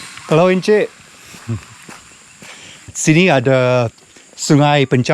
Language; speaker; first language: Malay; non-native, learner; English